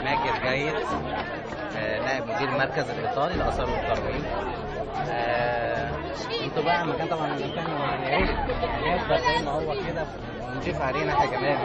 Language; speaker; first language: Arabic; native; Arabic